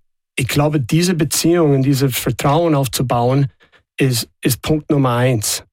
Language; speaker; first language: German; non-native, fluent; English